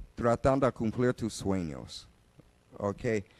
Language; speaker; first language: Spanish; non-native, learner; English